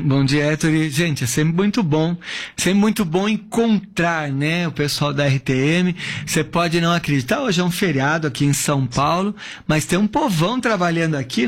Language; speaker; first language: Portuguese; native; Portuguese